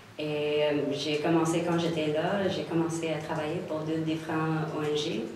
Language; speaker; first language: French; non-native, local second language; English